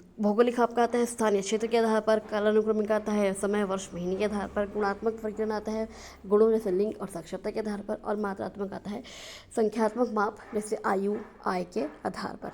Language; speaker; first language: Hindi; native; Hindi